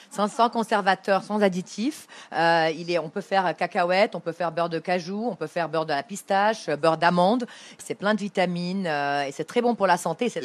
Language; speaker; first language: French; non-native, local second language; Arabic